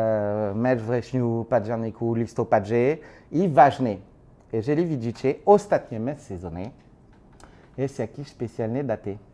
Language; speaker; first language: Polish; non-native, learner; French